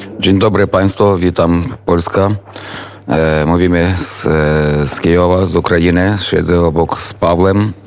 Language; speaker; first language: Polish; non-native, learner; Ukrainian